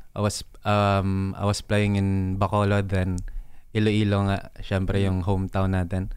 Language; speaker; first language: English; non-native, local second language; Hiligaynon